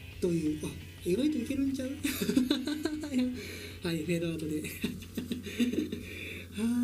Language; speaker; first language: Japanese; native; Japanese